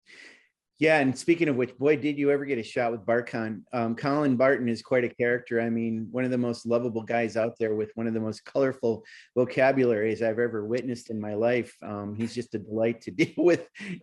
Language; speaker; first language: English; native; English